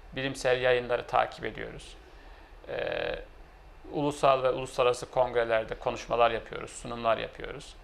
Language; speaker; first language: Turkish; native; Turkish